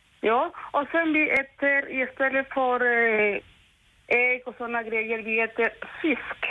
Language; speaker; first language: Swedish; non-native, local second language; Spanish